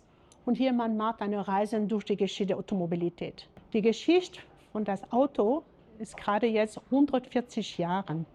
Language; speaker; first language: German; non-native, fluent; French